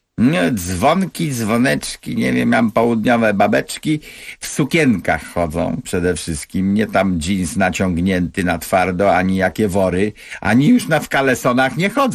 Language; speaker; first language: Polish; native; Polish